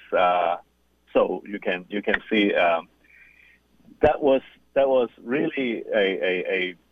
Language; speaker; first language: English; non-native, local second language; Cantonese